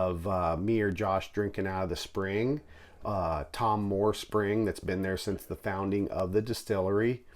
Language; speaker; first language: English; native; English